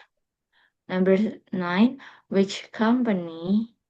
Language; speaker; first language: English; non-native, local second language; Indonesian